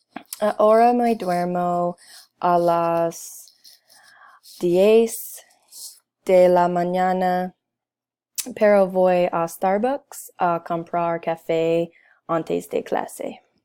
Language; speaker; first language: Spanish; non-native, learner; English